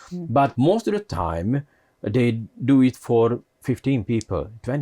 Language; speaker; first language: English; non-native, fluent; Hungarian